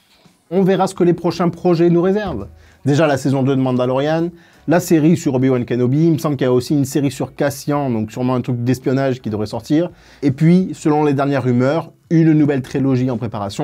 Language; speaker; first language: French; native; French